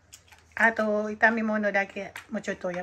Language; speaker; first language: Japanese; non-native, fluent; Filipino